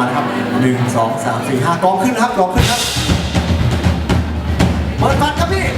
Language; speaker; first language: Thai; native; Thai